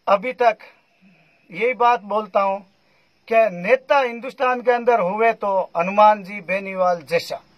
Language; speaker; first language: Hindi; native; Hindi